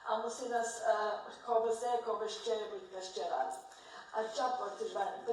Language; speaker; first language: Armenian; early bilingual, heritage; Armenian